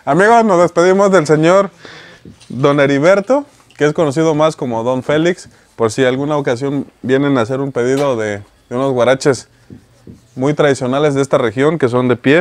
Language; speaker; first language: Spanish; native; Spanish